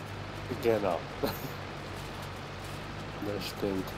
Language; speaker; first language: German; non-native, fluent; Slovenian